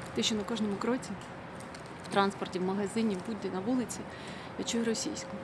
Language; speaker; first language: Ukrainian; non-native, local second language; Russian